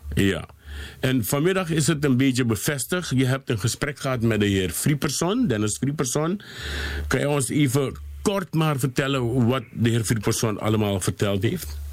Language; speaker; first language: Dutch; native; Dutch